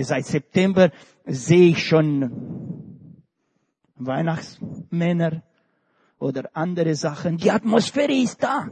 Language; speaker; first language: German; non-native, fluent; Romanian